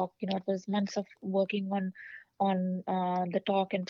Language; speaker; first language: English; non-native, local second language; Hindi